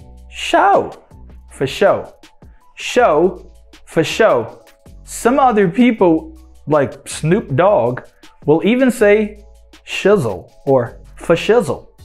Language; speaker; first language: English; non-native, fluent; Portuguese